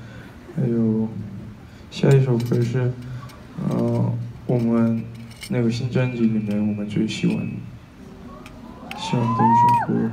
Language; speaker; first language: Chinese; non-native, fluent; Korean